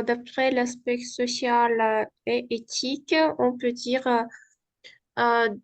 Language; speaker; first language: French; non-native, fluent; Uzbek